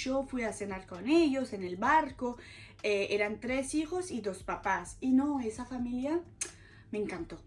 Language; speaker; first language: Spanish; non-native, fluent; French